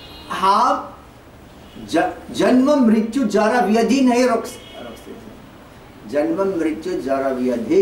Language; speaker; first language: Hindi; non-native, learner; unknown